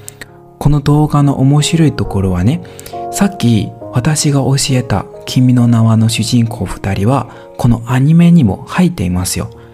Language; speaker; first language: Japanese; non-native, learner; Burmese